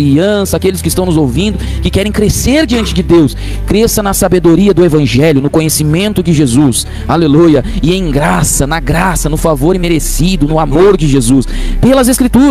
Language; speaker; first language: Portuguese; native; Portuguese